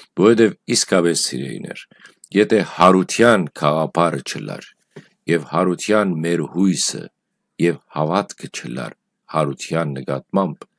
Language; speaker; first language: Armenian; native; Armenian